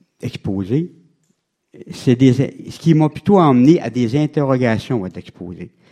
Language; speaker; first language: French; native; French